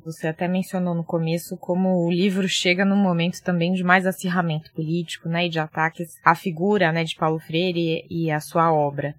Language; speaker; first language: Portuguese; native; Portuguese